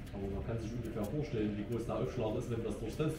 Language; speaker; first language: German; native; German